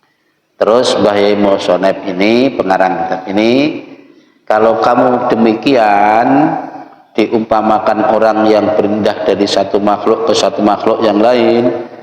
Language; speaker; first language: Indonesian; non-native, local second language; Javanese